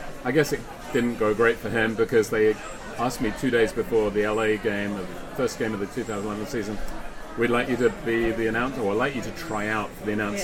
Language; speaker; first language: English; native; English